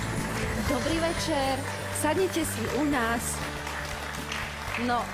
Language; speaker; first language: Slovak; native; Slovak